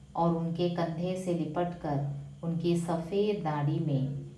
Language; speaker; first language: Hindi; non-native, local second language; Malayalam